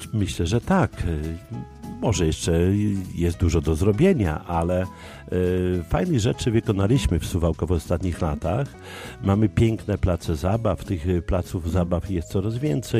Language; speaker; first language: Polish; native; Polish